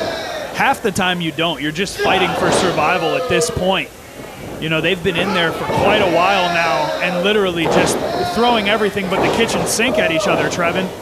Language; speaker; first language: English; native; English